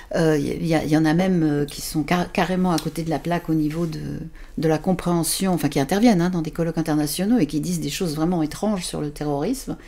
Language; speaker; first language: French; native; French